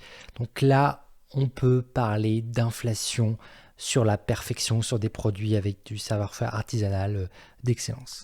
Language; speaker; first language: French; native; French